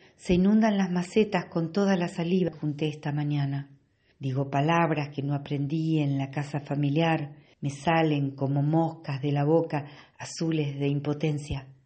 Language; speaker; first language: Spanish; native; Spanish